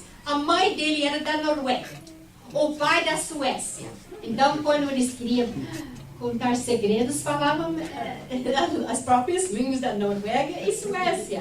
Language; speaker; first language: Portuguese; non-native, fluent; English